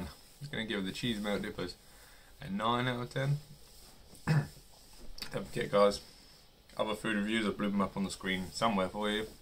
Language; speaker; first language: English; native; English